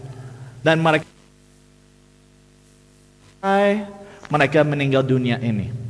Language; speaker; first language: Indonesian; non-native, fluent; English